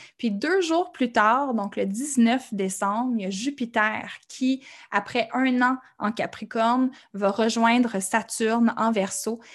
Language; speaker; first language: French; native; French